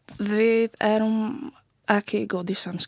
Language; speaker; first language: Icelandic; non-native, learner; Polish